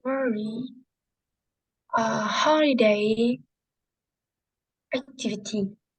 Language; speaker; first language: English; non-native, learner; Vietnamese